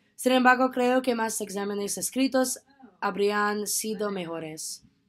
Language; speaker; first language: Spanish; non-native, learner; English